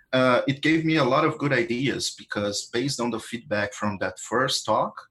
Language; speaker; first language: English; non-native, fluent; Portuguese